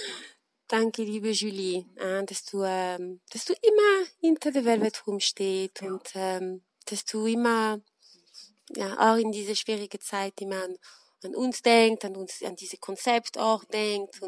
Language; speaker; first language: German; non-native, fluent; French